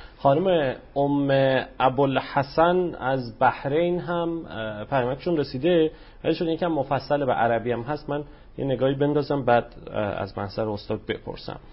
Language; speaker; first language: Persian; native; Persian